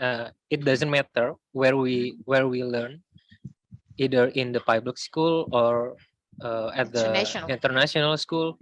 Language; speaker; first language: English; non-native, learner; Indonesian